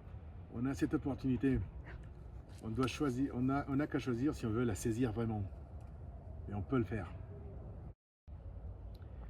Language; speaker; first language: French; non-native, fluent; Spanish